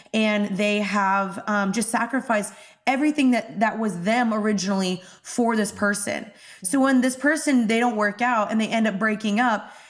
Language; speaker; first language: English; native; English